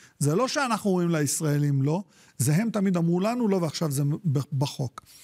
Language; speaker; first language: Hebrew; native; Hebrew